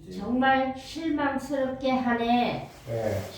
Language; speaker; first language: Korean; non-native, learner; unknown